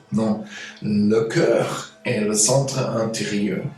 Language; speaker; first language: French; non-native, fluent; German